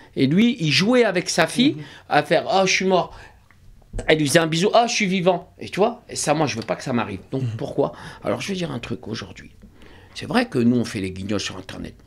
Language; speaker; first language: French; native; French